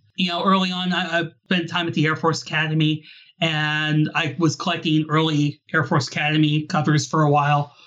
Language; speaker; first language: English; native; English